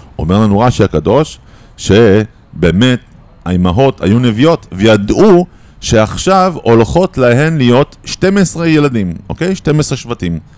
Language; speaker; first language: Hebrew; native; Hebrew